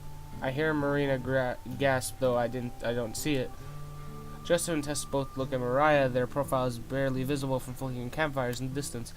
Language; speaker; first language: English; native; English